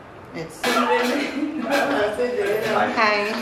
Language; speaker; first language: English; non-native, local second language; Filipino